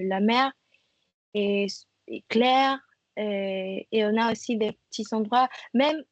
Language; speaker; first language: French; non-native, fluent; Spanish